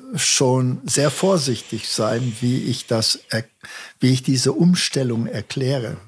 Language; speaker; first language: German; early bilingual, heritage; German